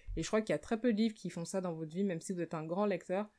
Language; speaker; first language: French; native; French